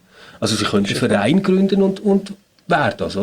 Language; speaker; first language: German; native; German